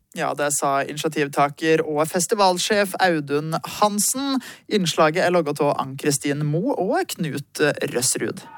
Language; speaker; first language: Norwegian; native; Norwegian